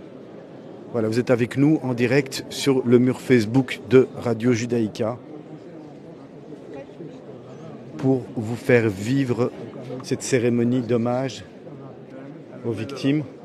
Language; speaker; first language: French; native; French